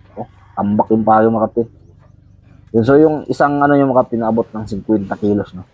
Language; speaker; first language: Filipino; non-native, local second language; Cebuano